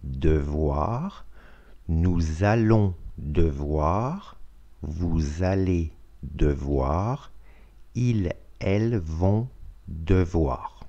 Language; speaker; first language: French; non-native, fluent; Russian